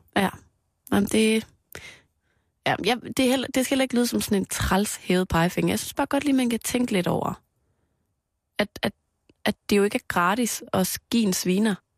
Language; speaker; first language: Danish; native; Danish